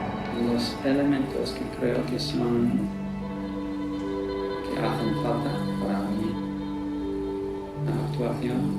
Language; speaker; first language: Spanish; non-native, fluent; English